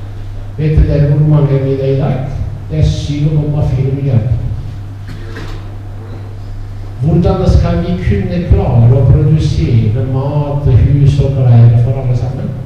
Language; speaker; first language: Norwegian; non-native, fluent; Italian